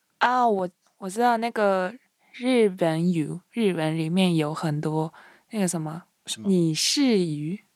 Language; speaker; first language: Chinese; non-native, fluent; Japanese